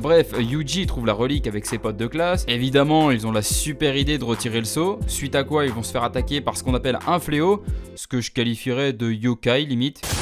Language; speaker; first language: French; native; French